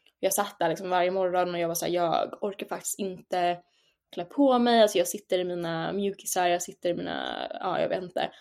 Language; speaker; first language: Swedish; native; Swedish